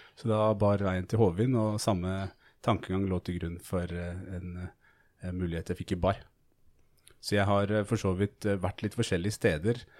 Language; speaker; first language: Norwegian; native; Norwegian